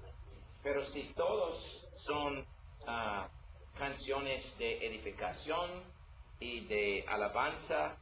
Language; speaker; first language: Spanish; non-native, learner; English